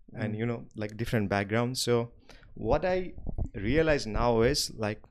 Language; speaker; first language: English; non-native, local second language; Nepali